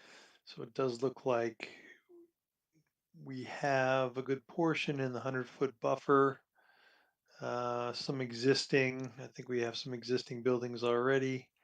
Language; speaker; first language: English; native; English